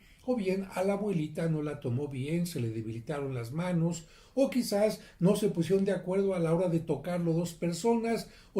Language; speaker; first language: Spanish; native; Spanish